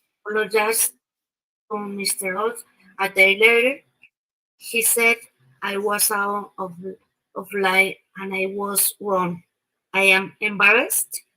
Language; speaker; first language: English; non-native, learner; Spanish